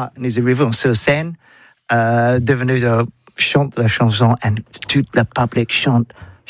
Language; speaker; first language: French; non-native, learner; English